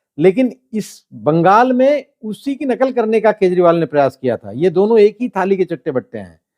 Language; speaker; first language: Hindi; native; Hindi